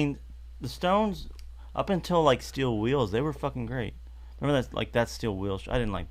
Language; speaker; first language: English; native; English